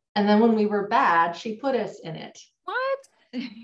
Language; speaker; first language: English; native; English